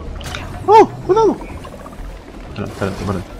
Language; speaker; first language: Spanish; native; Spanish